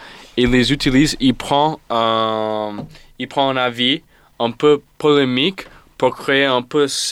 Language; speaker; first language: French; non-native, fluent; English